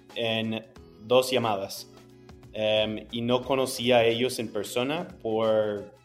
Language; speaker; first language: Spanish; non-native, fluent; English